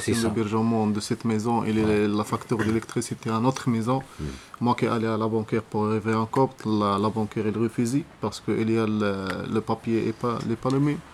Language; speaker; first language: French; non-native, learner; Arabic